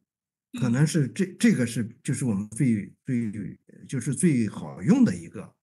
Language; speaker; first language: Chinese; native; Chinese